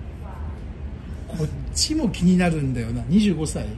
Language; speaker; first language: Japanese; native; Japanese